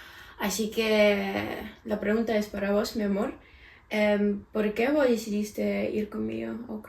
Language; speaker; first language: Spanish; non-native, fluent; Ukrainian